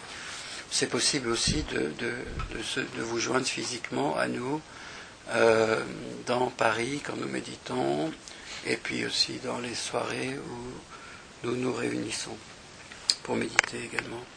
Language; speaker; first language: French; native; French